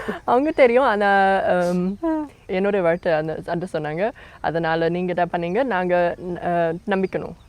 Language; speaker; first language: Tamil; non-native, learner; German